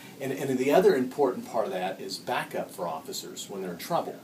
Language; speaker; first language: English; native; English